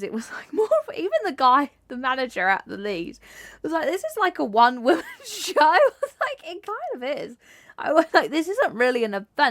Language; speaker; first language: English; native; English